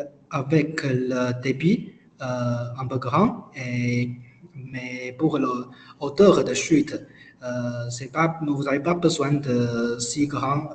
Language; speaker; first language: French; non-native, learner; Chinese